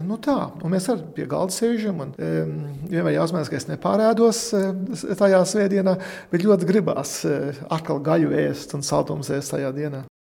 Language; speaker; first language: Latvian; early bilingual, heritage; Latvian